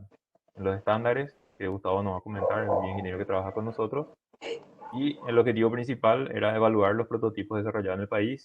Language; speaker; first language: Spanish; native; Spanish